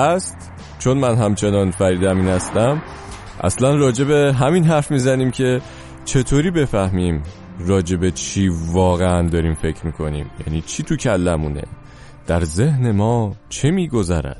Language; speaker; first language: Persian; native; Persian